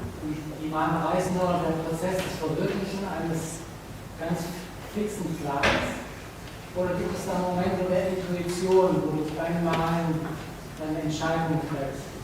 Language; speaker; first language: German; native; German